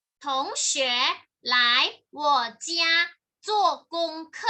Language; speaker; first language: Chinese; non-native, fluent; Thai